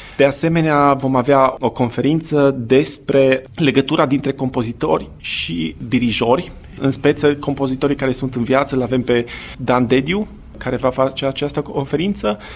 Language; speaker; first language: Romanian; native; Romanian